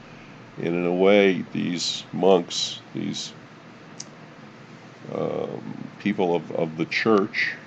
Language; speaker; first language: English; native; English